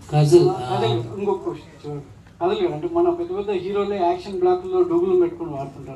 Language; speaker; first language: Telugu; native; Telugu